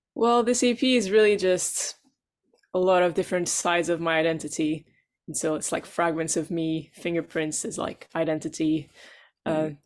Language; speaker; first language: English; non-native, fluent; Portuguese